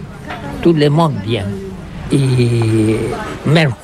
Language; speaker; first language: French; non-native, learner; Catalan